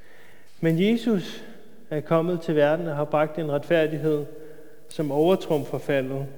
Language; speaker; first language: Danish; native; Danish